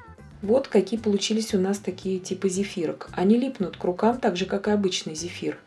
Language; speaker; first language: Russian; native; Russian